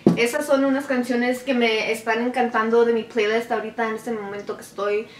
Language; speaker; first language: Spanish; early bilingual, heritage; Spanish